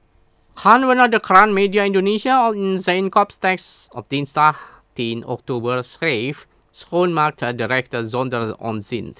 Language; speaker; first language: Dutch; non-native, learner; Indonesian